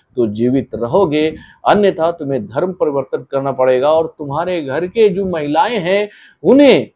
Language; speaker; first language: Hindi; native; Hindi